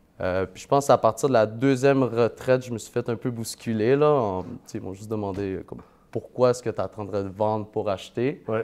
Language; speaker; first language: French; early bilingual, other home language; Vietnamese